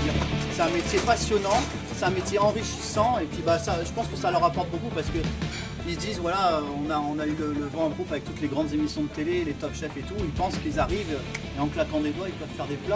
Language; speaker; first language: French; native; French